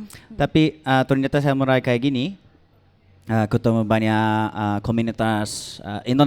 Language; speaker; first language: Indonesian; non-native, learner; Japanese